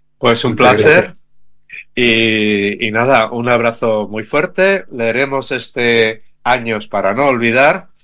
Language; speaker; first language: Spanish; native; Spanish